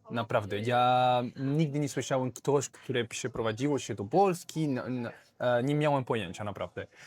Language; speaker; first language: Polish; non-native, learner; Spanish